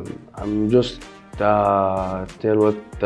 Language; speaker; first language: English; non-native, learner; Arabic